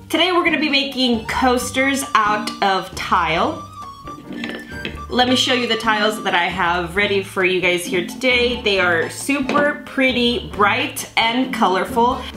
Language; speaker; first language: English; early bilingual, other home language; Spanish